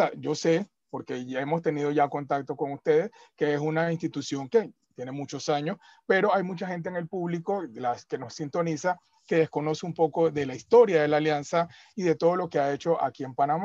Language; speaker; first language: Spanish; native; Spanish